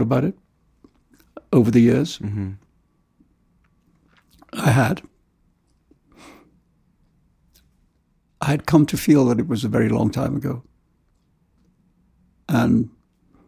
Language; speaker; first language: English; non-native, local second language; Urdu